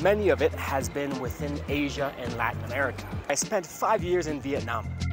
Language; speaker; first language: English; native; English